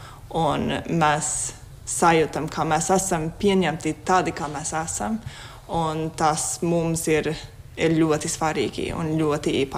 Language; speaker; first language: Latvian; non-native, fluent; English